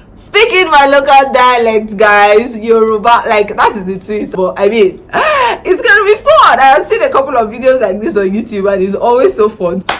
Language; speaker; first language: English; non-native, local second language; Yoruba